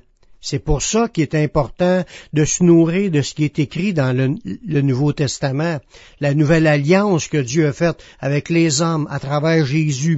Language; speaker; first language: French; native; French